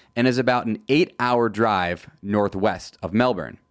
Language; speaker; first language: English; native; English